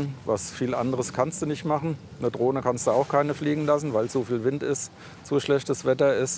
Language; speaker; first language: German; native; German